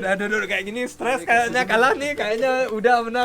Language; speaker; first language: Indonesian; native; Indonesian